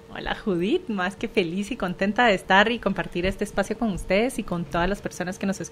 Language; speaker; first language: Spanish; native; Spanish